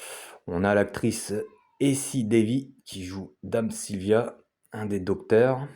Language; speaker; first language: French; native; French